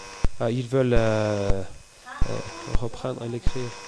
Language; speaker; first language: French; non-native, fluent; Bulgarian